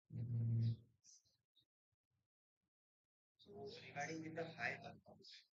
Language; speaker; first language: English; non-native, local second language; Hindi